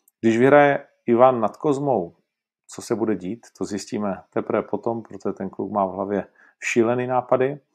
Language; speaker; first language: Czech; native; Czech